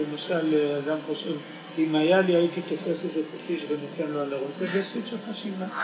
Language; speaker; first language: Hebrew; native; Hebrew